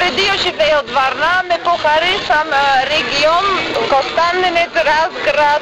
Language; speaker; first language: Bulgarian; non-native, learner; Dutch